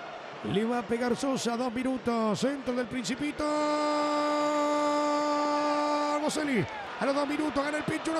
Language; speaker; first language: Spanish; native; Spanish